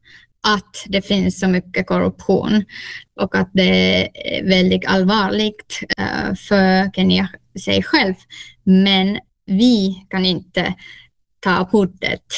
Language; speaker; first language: Swedish; non-native, local second language; Finnish